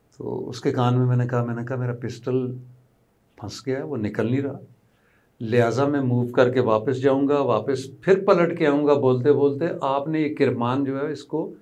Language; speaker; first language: Urdu; non-native, local second language; Pahari-Potwari